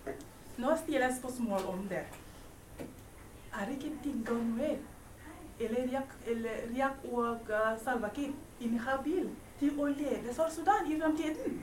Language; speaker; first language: Norwegian; non-native, fluent; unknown